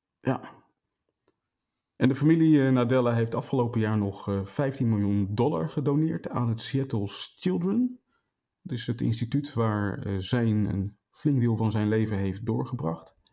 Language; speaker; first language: Dutch; native; Dutch